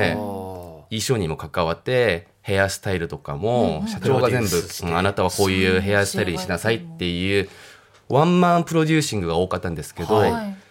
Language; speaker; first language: Japanese; non-native, fluent; Korean